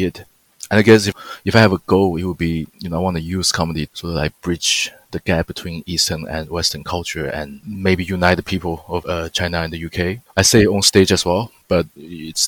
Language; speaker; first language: English; non-native, fluent; Chinese